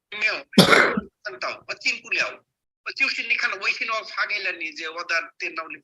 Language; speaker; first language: Chinese; non-native, learner; Bangla